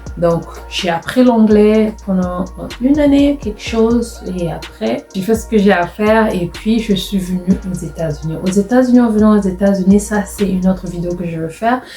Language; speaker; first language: French; non-native, local second language; Lingala